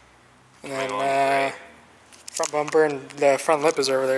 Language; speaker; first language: English; native; English